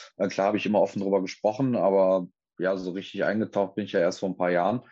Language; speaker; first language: German; native; German